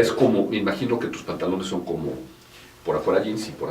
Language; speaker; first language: Spanish; native; Spanish